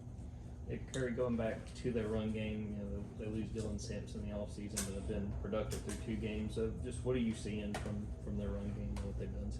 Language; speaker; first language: English; native; English